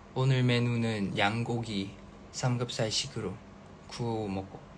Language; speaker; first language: Korean; non-native, fluent; Thai